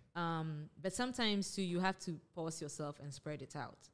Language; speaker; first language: English; non-native, local second language; Akan